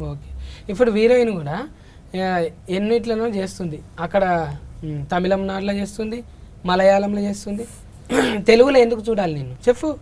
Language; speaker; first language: Telugu; native; Telugu